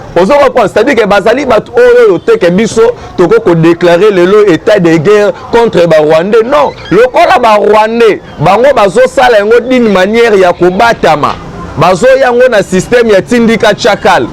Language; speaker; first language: Lingala; native; Lingala